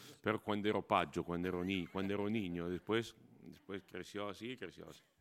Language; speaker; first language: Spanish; non-native, fluent; Italian